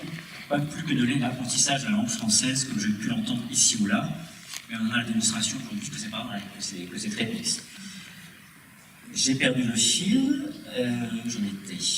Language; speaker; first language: French; native; French